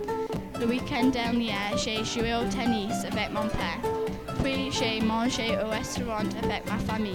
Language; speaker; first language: French; non-native, learner; English